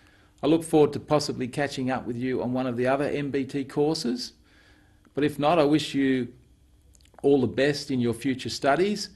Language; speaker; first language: English; native; English